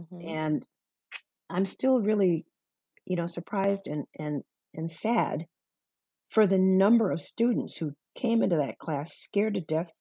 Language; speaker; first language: English; native; English